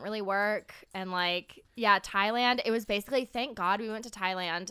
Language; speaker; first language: English; native; English